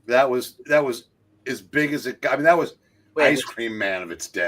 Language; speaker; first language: English; native; English